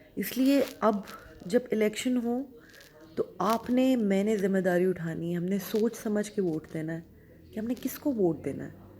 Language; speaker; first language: Urdu; native; Urdu